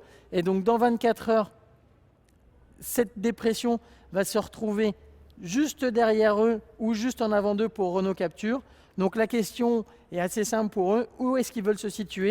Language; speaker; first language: French; native; French